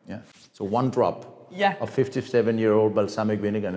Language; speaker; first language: English; non-native, fluent; Danish